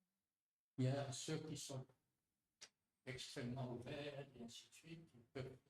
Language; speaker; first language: French; non-native, local second language; Arabic